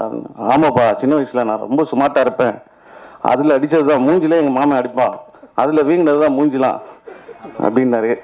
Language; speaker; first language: Tamil; native; Tamil